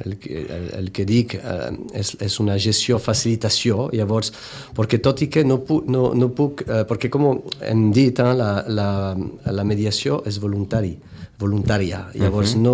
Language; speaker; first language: Catalan; non-native, fluent; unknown